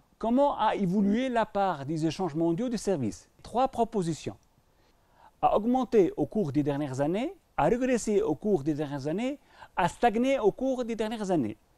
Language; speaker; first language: French; non-native, local second language; Arabic